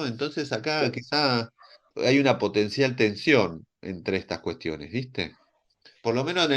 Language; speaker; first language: Spanish; native; Spanish